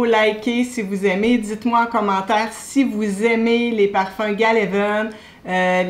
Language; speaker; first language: French; native; French